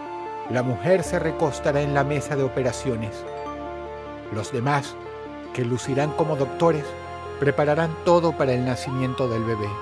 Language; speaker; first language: Spanish; native; Spanish